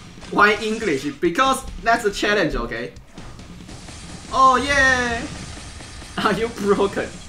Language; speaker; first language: English; non-native, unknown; Chinese